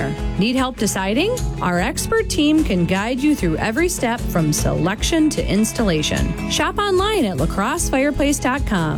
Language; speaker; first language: English; native; English